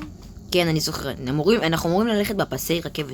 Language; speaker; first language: Hebrew; native; Hebrew